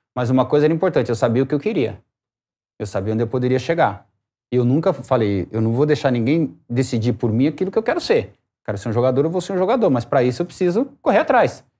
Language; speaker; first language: Portuguese; native; Portuguese